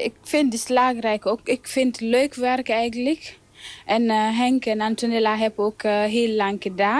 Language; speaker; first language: Dutch; non-native, learner; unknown